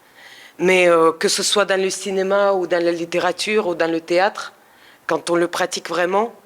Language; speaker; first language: French; non-native, fluent; Russian